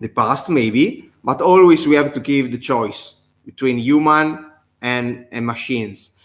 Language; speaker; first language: English; non-native, learner; Italian